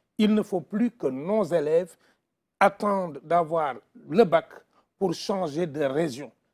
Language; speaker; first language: French; non-native, local second language; Wolof